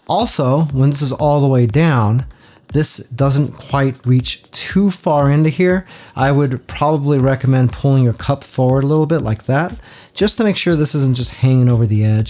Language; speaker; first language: English; native; English